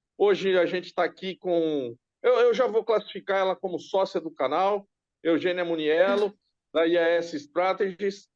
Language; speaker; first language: Portuguese; native; Portuguese